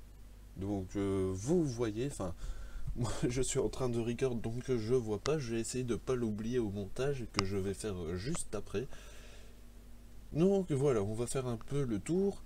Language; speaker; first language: French; native; French